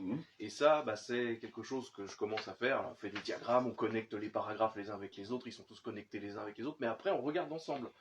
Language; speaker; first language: French; native; French